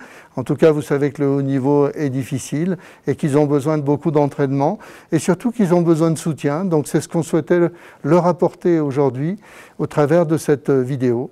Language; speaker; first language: French; native; French